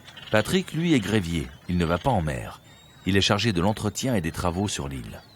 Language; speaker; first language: French; native; French